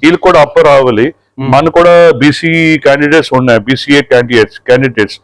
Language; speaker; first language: Telugu; non-native, local second language; Punjabi